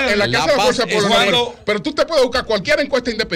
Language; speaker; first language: Spanish; native; Spanish